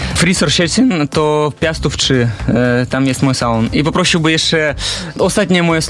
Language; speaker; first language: Polish; non-native, learner; Russian